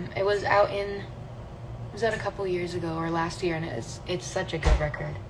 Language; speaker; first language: English; early bilingual, other home language; Italian